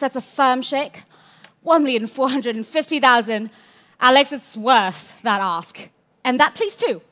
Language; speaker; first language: English; non-native, local second language; Cantonese